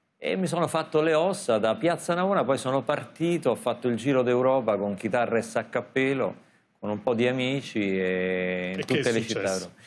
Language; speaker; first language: Italian; native; Italian